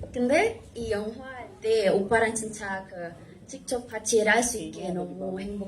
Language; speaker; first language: Korean; non-native, fluent; Indonesian